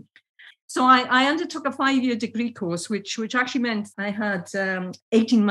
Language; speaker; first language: English; native; English